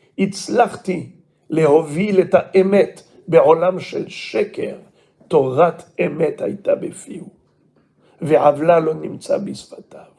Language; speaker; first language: Hebrew; non-native, fluent; French